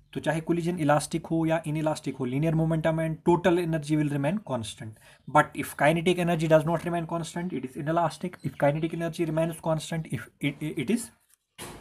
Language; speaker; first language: Hindi; non-native, local second language; Kashmiri